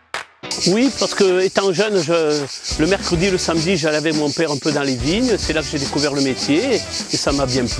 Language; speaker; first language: French; native; French